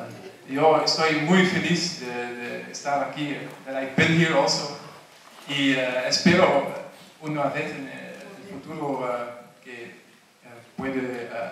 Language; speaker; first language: Spanish; non-native, learner; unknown